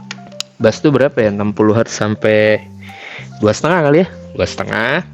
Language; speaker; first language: Indonesian; native; Indonesian